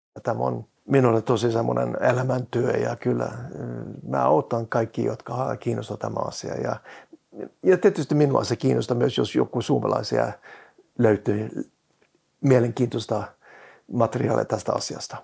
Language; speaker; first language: Finnish; non-native, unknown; Norwegian